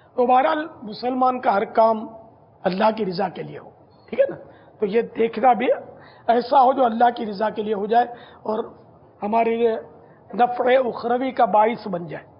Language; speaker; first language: Urdu; non-native, local second language; Memoni